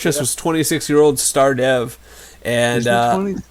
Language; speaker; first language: English; native; English